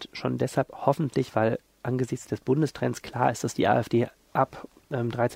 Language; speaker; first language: German; native; German